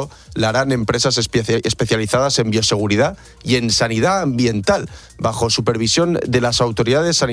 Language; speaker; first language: Spanish; native; Spanish